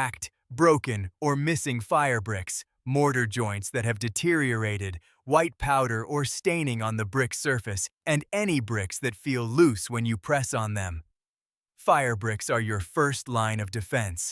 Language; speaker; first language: English; native; English